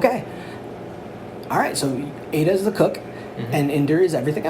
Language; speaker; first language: English; native; English